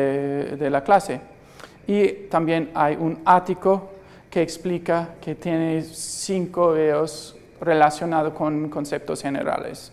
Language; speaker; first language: Spanish; non-native, fluent; English